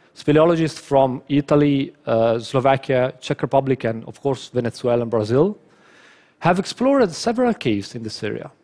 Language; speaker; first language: English; non-native, fluent; Italian